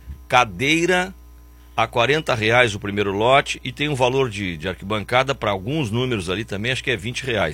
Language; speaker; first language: Portuguese; native; Portuguese